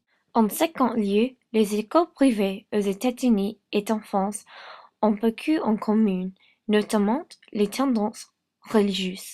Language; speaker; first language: French; non-native, learner; English